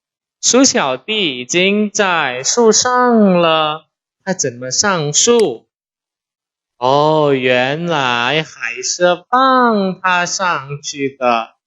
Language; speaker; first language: Chinese; non-native, fluent; Indonesian